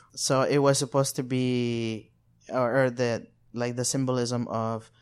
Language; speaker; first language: English; non-native, fluent; Spanish